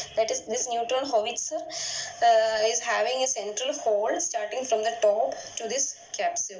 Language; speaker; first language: English; non-native, local second language; Malayalam